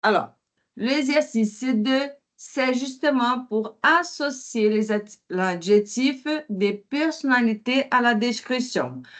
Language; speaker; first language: French; non-native, fluent; Portuguese